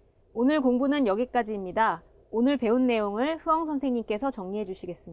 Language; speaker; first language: Korean; native; Korean